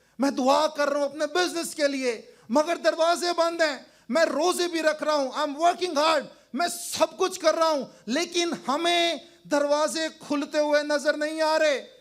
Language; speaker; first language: Urdu; non-native, local second language; Punjabi